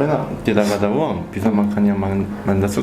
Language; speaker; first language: Indonesian; non-native, learner; Korean